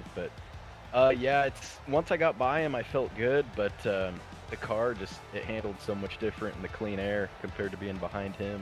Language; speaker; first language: English; native; English